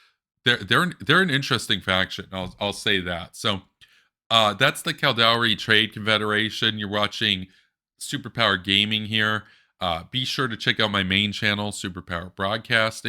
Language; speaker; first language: English; native; English